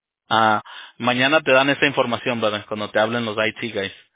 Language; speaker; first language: Spanish; early bilingual, heritage; Spanish